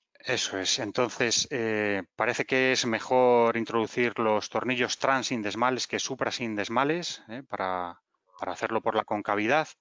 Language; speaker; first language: Spanish; native; Spanish